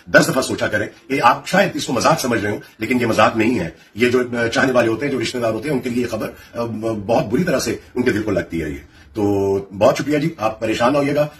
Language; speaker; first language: Urdu; native; Urdu